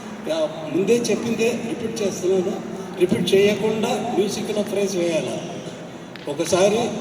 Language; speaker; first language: Telugu; non-native, fluent; Tamil